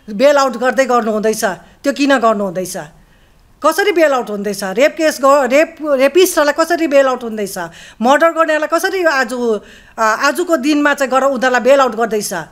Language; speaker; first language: Nepali; native; Nepali